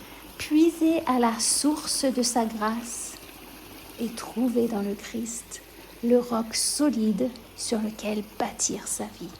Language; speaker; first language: French; native; French